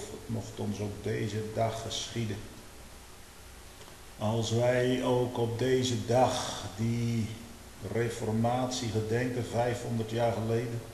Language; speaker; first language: Dutch; native; Dutch